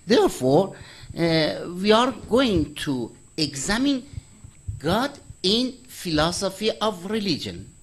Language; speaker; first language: English; non-native, fluent; Persian